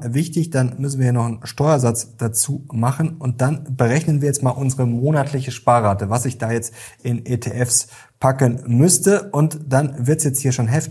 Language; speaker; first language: German; native; German